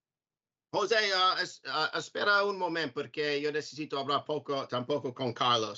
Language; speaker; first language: Spanish; non-native, learner; English